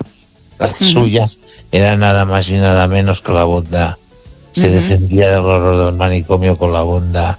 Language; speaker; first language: Spanish; native; Spanish